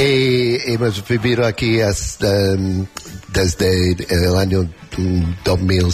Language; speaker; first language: Spanish; non-native, learner; English